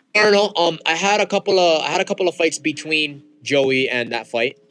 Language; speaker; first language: English; early bilingual, other home language; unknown